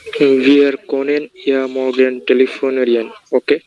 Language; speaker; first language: German; non-native, learner; Bangla